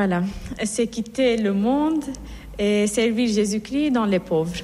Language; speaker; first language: French; non-native, fluent; Assyrian Neo-Aramaic